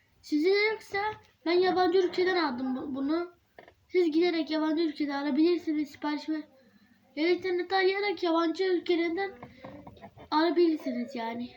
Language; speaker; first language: Turkish; early bilingual, heritage; Turkish